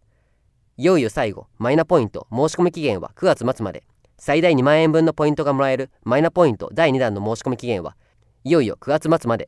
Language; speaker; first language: Japanese; native; Japanese